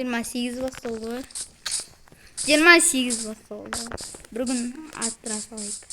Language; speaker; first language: Kazakh; native; Kazakh